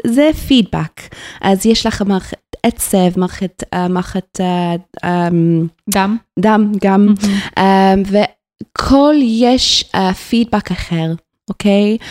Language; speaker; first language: Hebrew; non-native, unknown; English